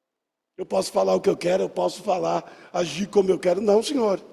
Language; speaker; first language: Portuguese; native; Portuguese